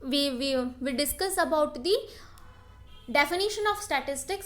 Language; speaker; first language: English; non-native, local second language; Kannada